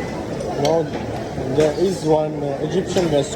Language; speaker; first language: English; non-native, learner; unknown